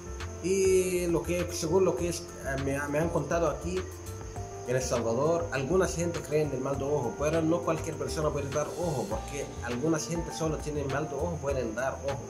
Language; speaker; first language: Spanish; non-native, fluent; Arabic